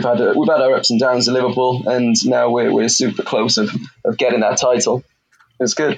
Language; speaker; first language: English; native; English